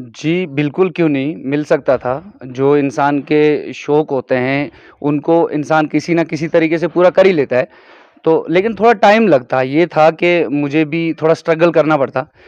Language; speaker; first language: Hindi; non-native, local second language; Kashmiri